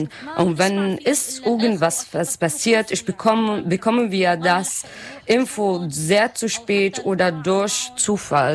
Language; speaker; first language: German; non-native, learner; Arabic